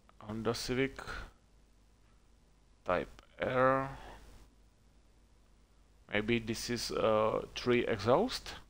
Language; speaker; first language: English; non-native, learner; Czech